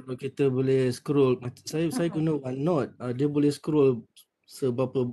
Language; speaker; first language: Malay; native; Malay